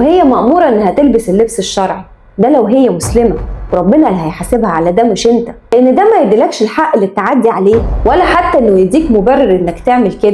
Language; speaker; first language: Arabic; native; Arabic